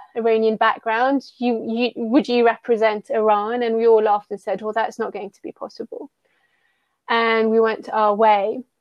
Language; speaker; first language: English; early bilingual, other home language; Persian